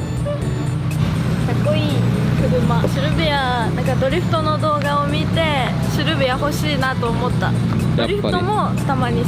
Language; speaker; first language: Japanese; non-native, learner; English